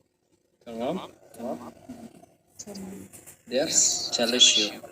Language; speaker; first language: Turkish; non-native, fluent; Indonesian